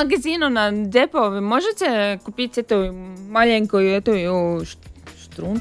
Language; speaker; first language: Russian; non-native, local second language; Latvian